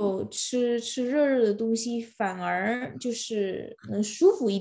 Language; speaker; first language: Chinese; early bilingual, other home language; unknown